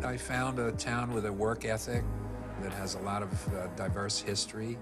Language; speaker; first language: English; native; English